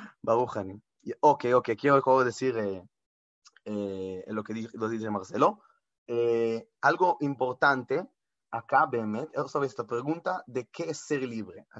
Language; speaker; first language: Spanish; non-native, fluent; Hebrew